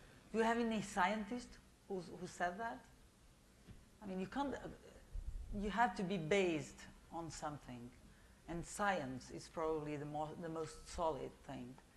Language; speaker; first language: English; non-native, fluent; Portuguese